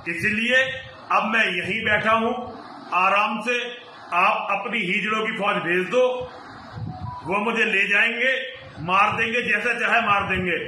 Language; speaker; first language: Hindi; native; Hindi